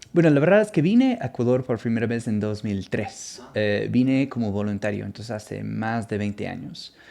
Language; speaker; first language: Spanish; non-native, fluent; English